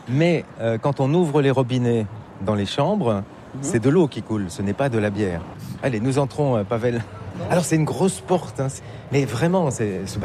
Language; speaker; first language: French; native; French